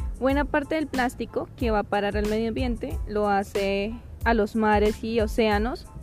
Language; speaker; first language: Spanish; native; Spanish